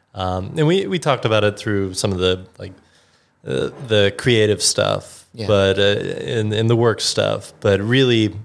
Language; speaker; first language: English; native; English